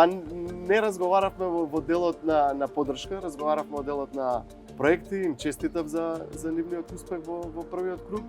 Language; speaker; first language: Macedonian; native; Macedonian